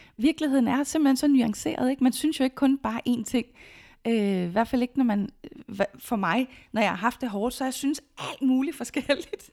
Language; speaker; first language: Danish; native; Danish